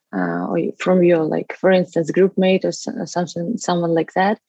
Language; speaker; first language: English; non-native, learner; Russian